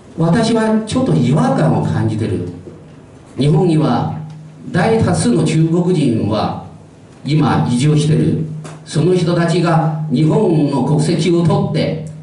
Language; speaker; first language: Japanese; non-native, fluent; Chinese